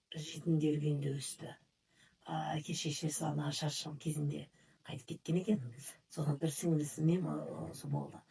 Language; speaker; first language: Kazakh; non-native, local second language; Uzbek